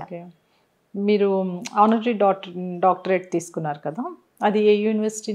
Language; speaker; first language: Telugu; native; Telugu